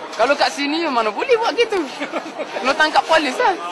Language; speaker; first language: Malay; non-native, fluent; Arabic